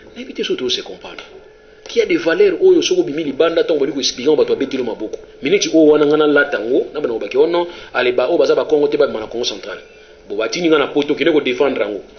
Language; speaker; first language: Lingala; non-native, local second language; Kongo